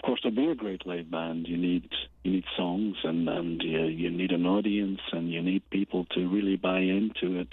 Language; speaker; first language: English; native; English